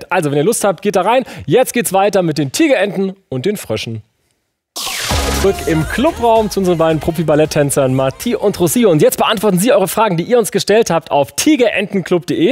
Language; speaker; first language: German; native; German